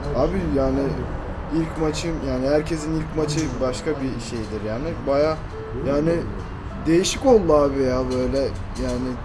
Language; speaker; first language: Turkish; early bilingual, heritage; Turkish